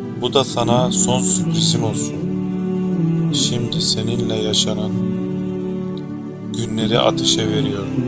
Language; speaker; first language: Turkish; native; Turkish